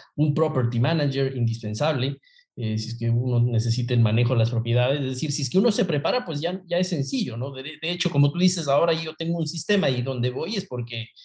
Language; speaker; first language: Spanish; native; Spanish